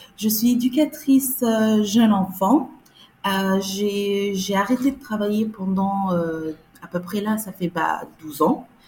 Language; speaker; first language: French; non-native, local second language; Arabic